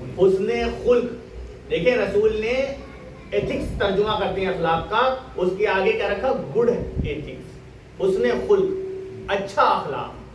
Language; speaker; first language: Urdu; native; Urdu